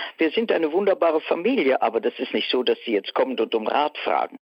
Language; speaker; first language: German; early bilingual, other home language; Dutch